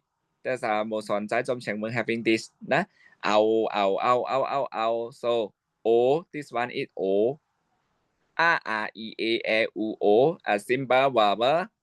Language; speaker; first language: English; non-native, learner; Shan